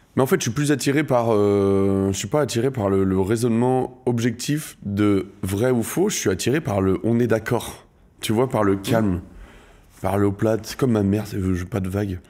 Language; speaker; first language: French; native; French